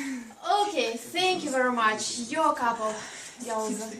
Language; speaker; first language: English; non-native, fluent; Russian